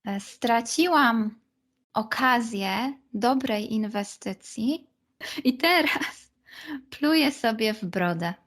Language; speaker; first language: Polish; native; Polish